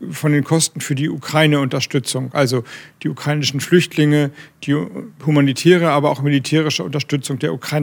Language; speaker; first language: German; native; German